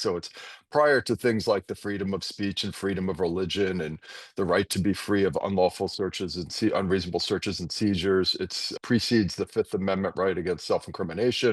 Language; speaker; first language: English; native; English